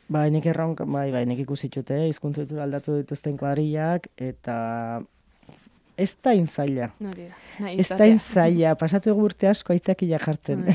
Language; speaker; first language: Basque; native; Basque